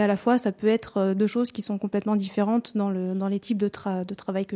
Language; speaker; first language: French; native; French